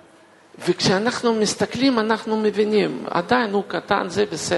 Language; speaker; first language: Hebrew; non-native, fluent; Russian